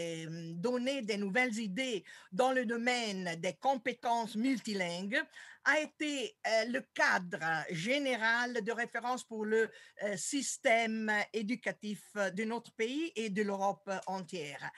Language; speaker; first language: French; non-native, fluent; Italian